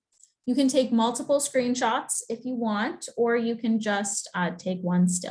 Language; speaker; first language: English; native; English